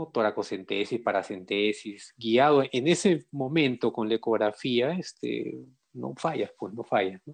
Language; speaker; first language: Spanish; native; Spanish